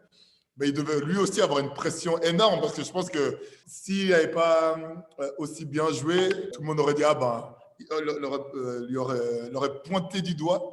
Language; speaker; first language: French; native; French